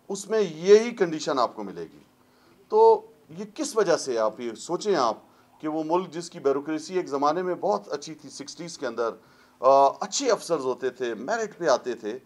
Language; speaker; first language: Urdu; non-native, local second language; Pashto